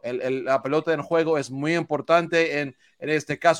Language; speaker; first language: Spanish; non-native, learner; English